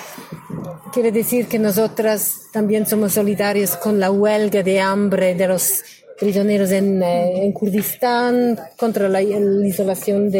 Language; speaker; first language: Spanish; non-native, learner; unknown